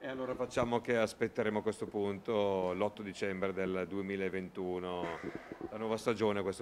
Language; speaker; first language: Italian; native; Italian